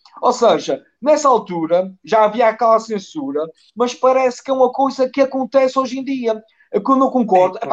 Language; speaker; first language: Portuguese; native; Portuguese